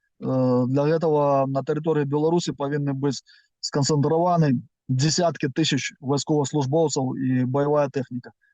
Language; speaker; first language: Belarusian; non-native, local second language; Russian